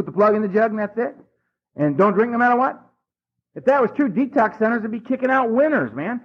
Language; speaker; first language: English; native; English